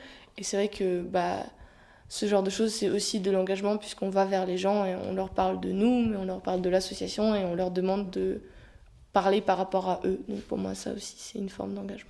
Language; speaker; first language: French; native; French